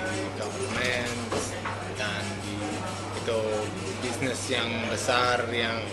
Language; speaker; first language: Indonesian; non-native, learner; English